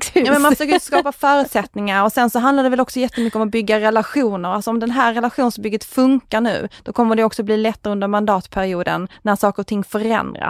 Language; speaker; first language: Swedish; native; Swedish